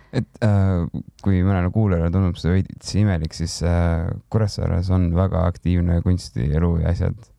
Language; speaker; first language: Estonian; native; Estonian